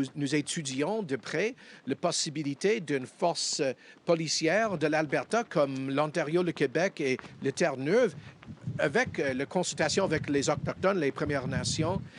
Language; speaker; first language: French; non-native, fluent; English